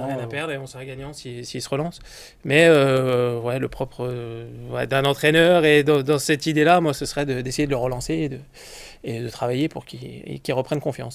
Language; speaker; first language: French; native; French